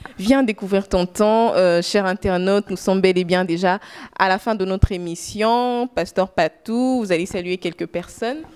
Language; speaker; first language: French; non-native, local second language; Lingala